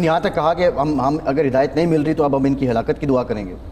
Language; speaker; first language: Urdu; native; Urdu